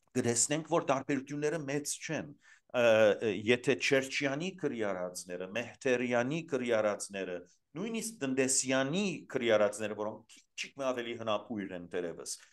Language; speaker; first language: Armenian; early bilingual, heritage; Armenian